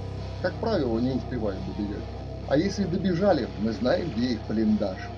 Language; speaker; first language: Russian; native; Russian